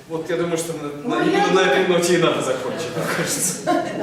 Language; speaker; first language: Russian; native; Russian